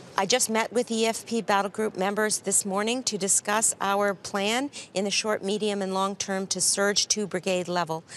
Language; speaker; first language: English; native; English